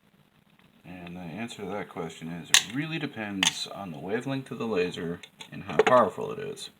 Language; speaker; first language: English; native; English